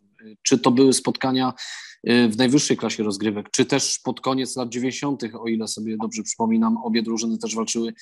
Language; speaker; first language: Polish; native; Polish